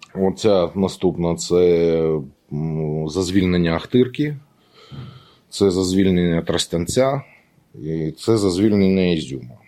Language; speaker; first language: Ukrainian; native; Ukrainian